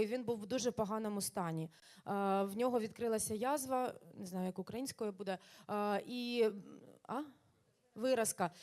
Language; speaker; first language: Ukrainian; non-native, local second language; Russian